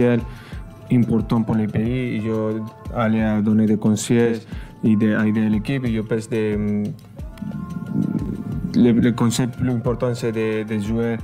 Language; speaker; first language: French; non-native, fluent; Spanish